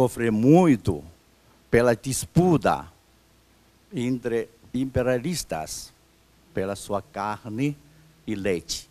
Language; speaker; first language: Portuguese; non-native, fluent; Chinese